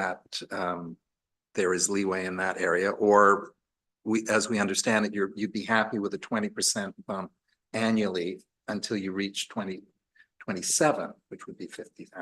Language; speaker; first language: English; native; English